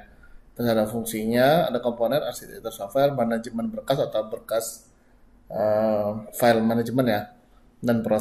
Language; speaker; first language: Indonesian; native; Indonesian